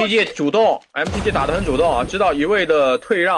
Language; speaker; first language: Chinese; native; Chinese